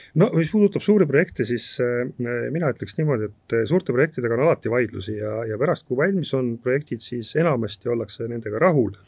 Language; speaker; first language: Estonian; native; Estonian